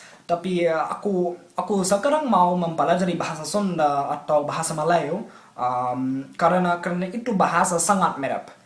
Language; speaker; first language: Indonesian; non-native, learner; English